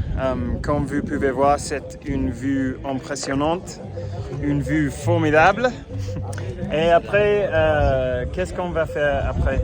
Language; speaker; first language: French; non-native, learner; English